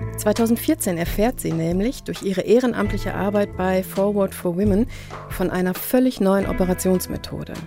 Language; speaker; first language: German; native; German